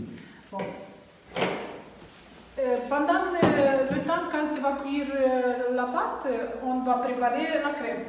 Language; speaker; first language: French; non-native, learner; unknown